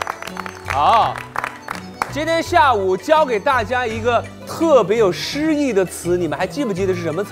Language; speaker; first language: Chinese; native; Chinese